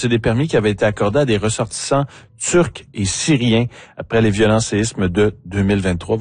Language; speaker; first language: French; native; French